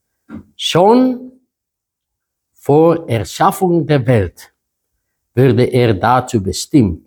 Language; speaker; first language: German; non-native, fluent; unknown